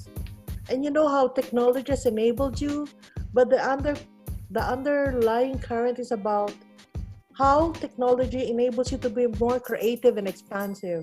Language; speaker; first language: English; non-native, local second language; Filipino